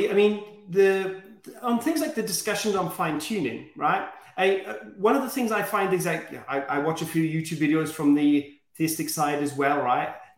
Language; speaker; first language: English; native; English